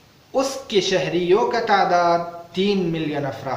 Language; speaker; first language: Hindi; non-native, learner; Arabic